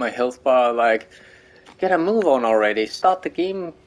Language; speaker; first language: English; non-native, fluent; Danish